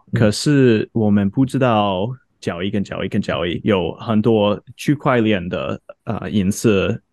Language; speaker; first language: Chinese; non-native, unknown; English